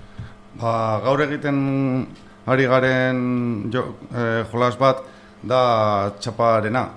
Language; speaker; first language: Basque; non-native, learner; Spanish